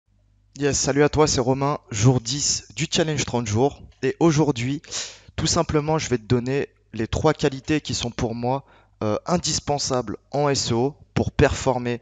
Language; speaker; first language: French; native; French